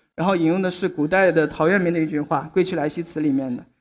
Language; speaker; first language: Chinese; native; Chinese